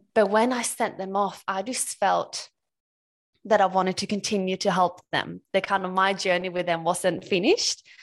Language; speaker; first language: English; non-native, fluent; Swedish